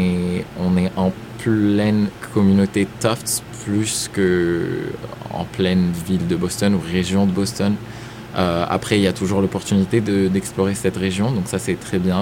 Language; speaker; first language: French; non-native, local second language; Arabic